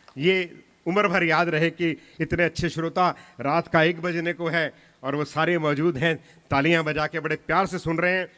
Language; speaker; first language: Hindi; non-native, local second language; Punjabi